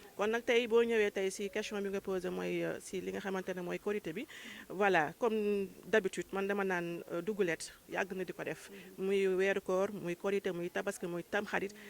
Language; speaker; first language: Wolof; native; Wolof